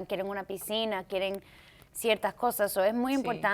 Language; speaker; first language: Spanish; early bilingual, heritage; Spanish